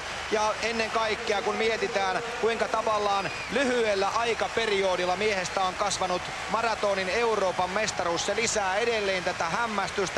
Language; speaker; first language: Finnish; native; Finnish